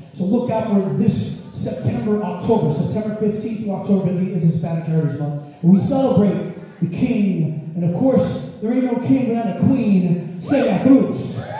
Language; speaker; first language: English; native; English